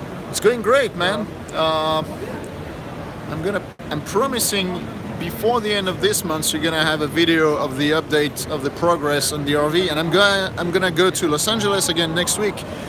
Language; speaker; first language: English; non-native, fluent; French